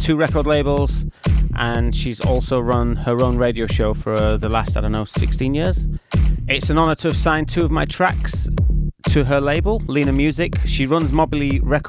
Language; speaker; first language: English; native; English